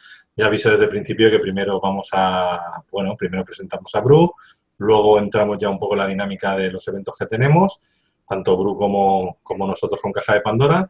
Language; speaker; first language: Spanish; native; Spanish